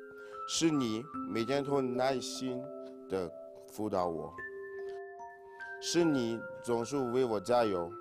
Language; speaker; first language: Chinese; non-native, learner; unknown